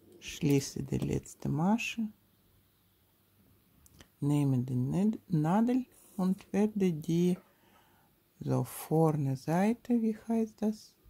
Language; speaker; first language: German; non-native, learner; Russian